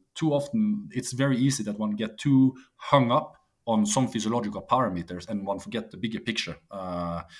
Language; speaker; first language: English; non-native, fluent; Norwegian